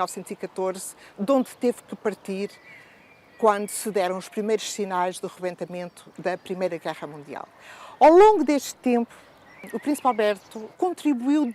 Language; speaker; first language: Portuguese; native; Portuguese